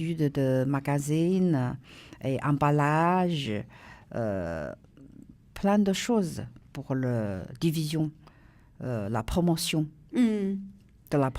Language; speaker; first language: French; non-native, learner; Chinese